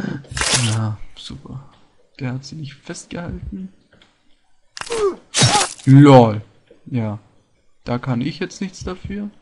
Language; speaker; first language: German; native; German